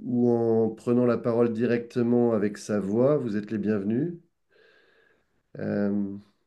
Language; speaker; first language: French; native; French